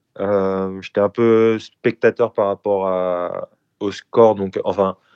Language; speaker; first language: French; early bilingual, other home language; Korean